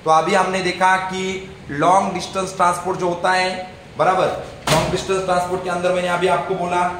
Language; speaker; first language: Hindi; non-native, local second language; Marathi